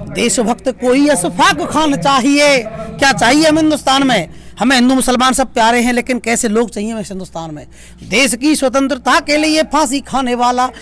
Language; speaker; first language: Hindi; native; Hindi